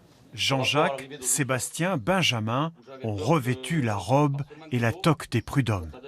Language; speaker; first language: French; native; French